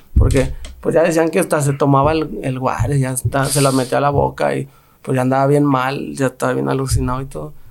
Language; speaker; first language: Spanish; native; Spanish